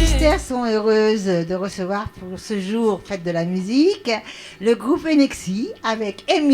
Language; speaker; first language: French; native; French